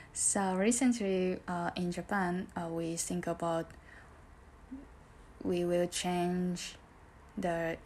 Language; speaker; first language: English; non-native, learner; Japanese